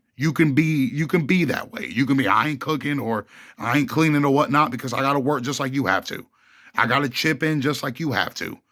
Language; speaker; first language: English; native; English